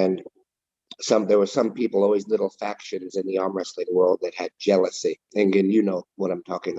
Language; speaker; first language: English; native; English